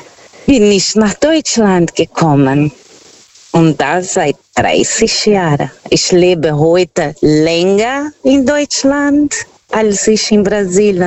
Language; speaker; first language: German; non-native, fluent; Portuguese